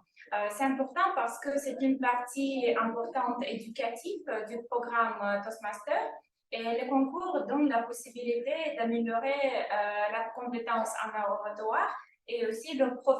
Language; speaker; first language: French; non-native, fluent; Russian